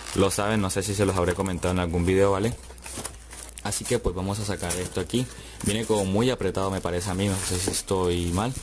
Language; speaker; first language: Spanish; native; Spanish